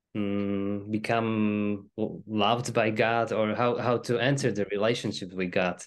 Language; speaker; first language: English; non-native, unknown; Slovak